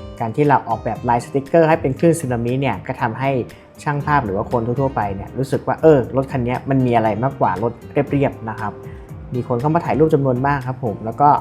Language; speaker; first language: Thai; native; Thai